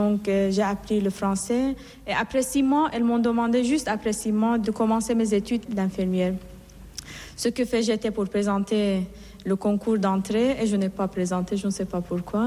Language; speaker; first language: French; non-native, fluent; Assyrian Neo-Aramaic